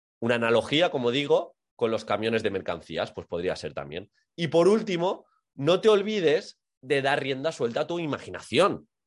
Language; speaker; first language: Spanish; native; Spanish